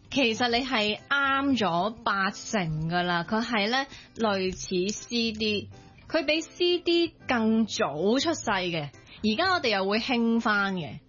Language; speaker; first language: Cantonese; native; Cantonese